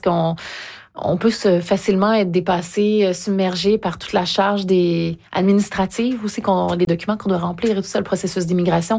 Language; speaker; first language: French; native; French